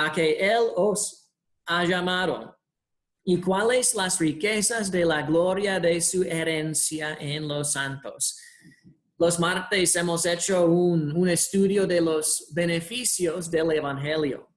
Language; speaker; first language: Spanish; non-native, fluent; English